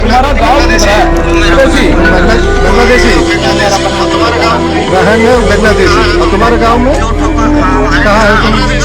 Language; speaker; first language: Hindi; non-native, local second language; Malayalam